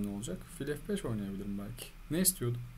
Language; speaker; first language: Turkish; native; Turkish